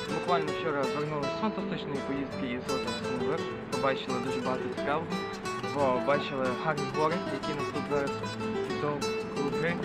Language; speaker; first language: Ukrainian; non-native, learner; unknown